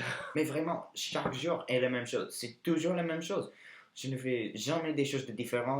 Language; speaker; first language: French; non-native, learner; English